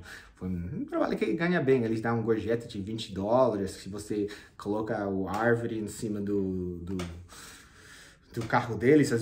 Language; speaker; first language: Portuguese; non-native, fluent; English